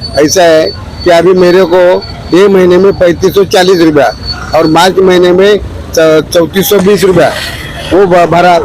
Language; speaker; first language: Hindi; non-native, local second language; Marathi